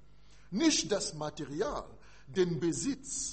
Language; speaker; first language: German; non-native, learner; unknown